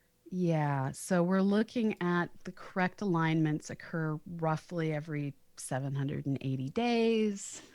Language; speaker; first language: English; native; English